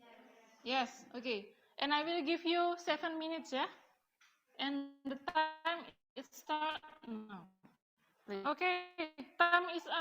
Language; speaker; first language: English; non-native, learner; Indonesian